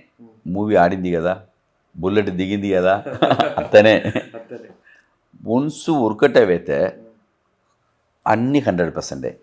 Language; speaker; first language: Telugu; non-native, learner; Tamil